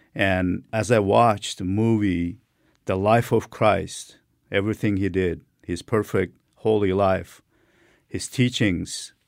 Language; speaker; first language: English; non-native, fluent; Turkmen